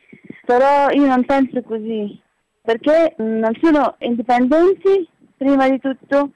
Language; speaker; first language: Italian; non-native, fluent; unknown